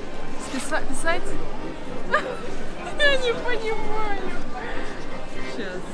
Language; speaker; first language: Russian; non-native, local second language; Chechen